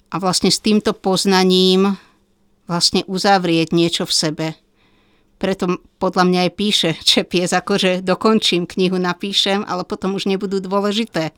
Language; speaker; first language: Slovak; native; Slovak